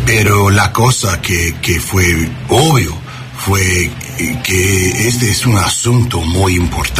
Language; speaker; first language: Spanish; non-native, learner; English